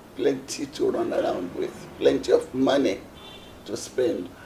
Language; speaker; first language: English; non-native, local second language; Yoruba